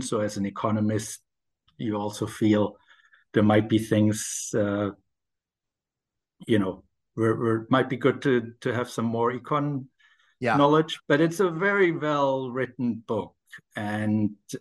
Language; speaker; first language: English; non-native, fluent; German